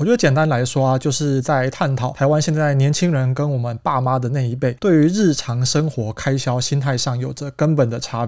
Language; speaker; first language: Chinese; native; Chinese